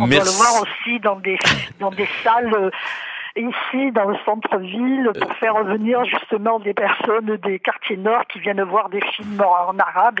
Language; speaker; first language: French; non-native, fluent; Romanian